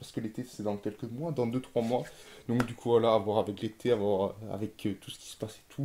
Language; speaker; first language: French; native; French